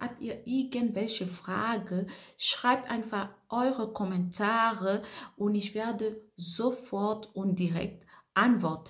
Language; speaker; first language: German; non-native, fluent; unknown